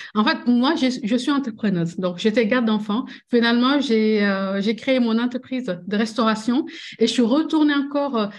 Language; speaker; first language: French; non-native, local second language; Wolof